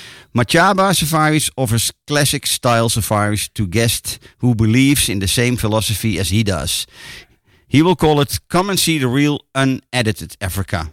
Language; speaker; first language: English; non-native, fluent; Dutch